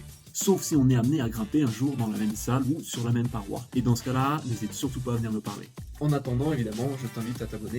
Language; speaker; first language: French; native; French